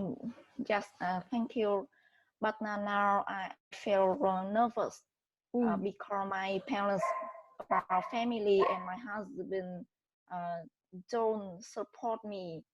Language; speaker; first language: English; non-native, learner; Vietnamese